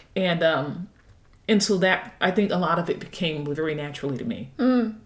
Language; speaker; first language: English; native; English